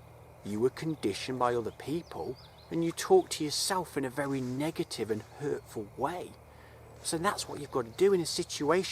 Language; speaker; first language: English; native; English